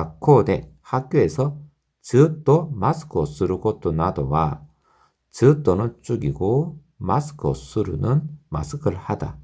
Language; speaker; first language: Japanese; non-native, fluent; Korean